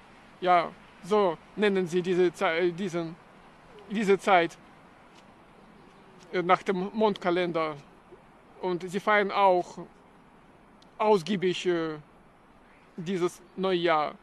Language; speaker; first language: German; non-native, fluent; Russian